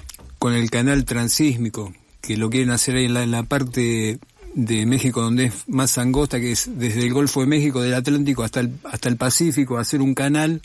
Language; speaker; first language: Spanish; native; Spanish